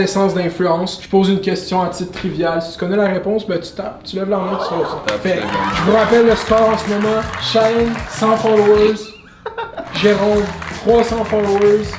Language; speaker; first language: French; native; French